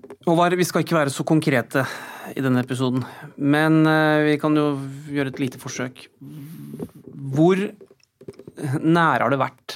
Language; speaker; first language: Norwegian; native; Norwegian